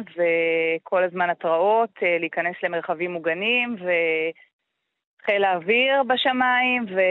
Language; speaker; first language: Hebrew; native; Hebrew